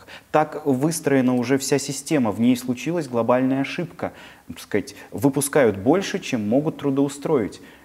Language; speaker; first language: Russian; native; Russian